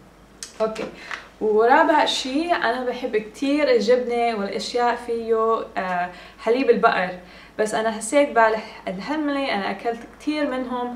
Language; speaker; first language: Arabic; early bilingual, heritage; English